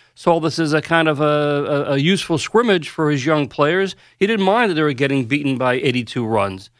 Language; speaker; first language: English; native; English